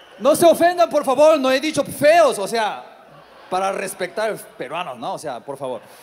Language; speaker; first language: Spanish; non-native, learner; Korean